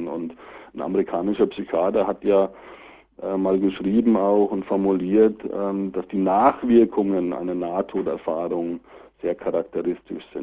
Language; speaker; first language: German; native; German